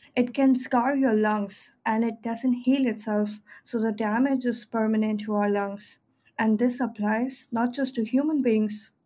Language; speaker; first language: English; non-native, local second language; Hindi